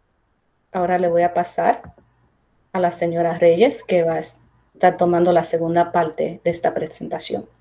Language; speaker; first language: Spanish; early bilingual, heritage; Spanish